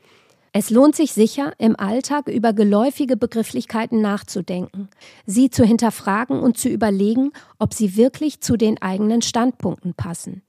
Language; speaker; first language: German; native; German